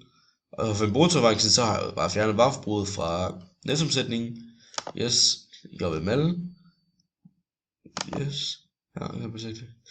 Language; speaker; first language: Danish; native; Danish